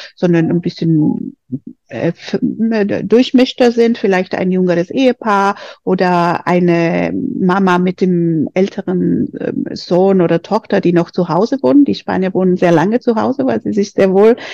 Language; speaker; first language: German; non-native, fluent; Spanish